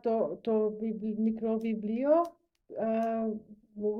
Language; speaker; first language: Greek; non-native, learner; German